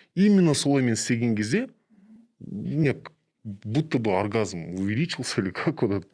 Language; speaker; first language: Russian; non-native, local second language; Kazakh